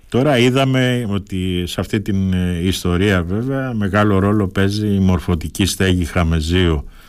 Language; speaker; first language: Greek; native; Greek